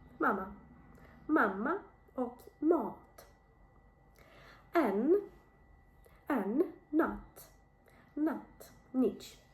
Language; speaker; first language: Swedish; non-native, fluent; Ukrainian